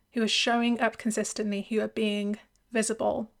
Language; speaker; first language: English; native; English